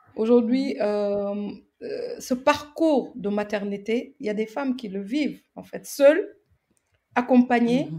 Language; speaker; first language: French; non-native, local second language; Wolof